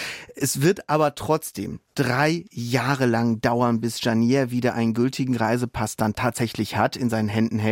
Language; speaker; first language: German; native; German